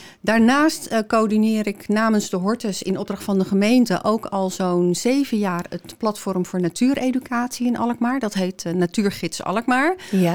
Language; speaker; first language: Dutch; native; Dutch